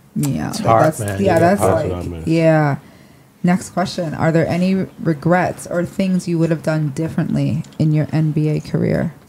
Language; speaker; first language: English; native; English